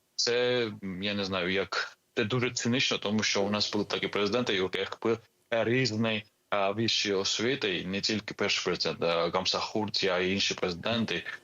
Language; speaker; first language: Ukrainian; non-native, fluent; Georgian